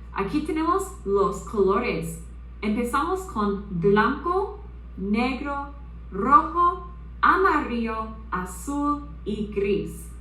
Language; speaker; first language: Spanish; non-native, fluent; English